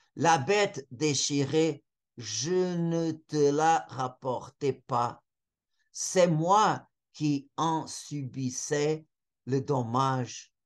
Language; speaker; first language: French; non-native, fluent; Portuguese